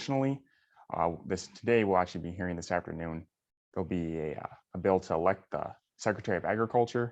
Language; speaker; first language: English; native; English